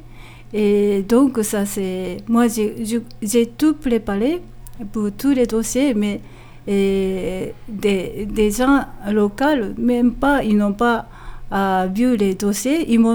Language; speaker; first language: French; non-native, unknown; Japanese